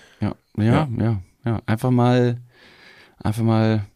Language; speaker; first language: German; native; German